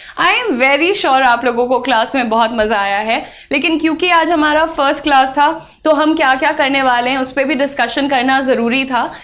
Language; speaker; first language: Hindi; native; Hindi